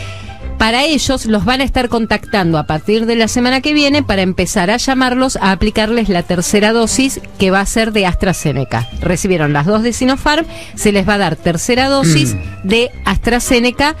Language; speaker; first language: Spanish; native; Spanish